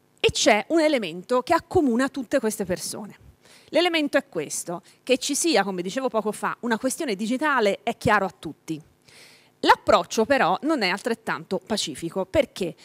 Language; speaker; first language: Italian; native; Italian